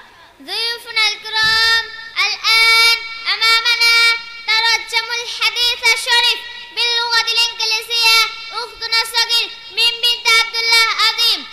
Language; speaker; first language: Arabic; non-native, learner; Bangla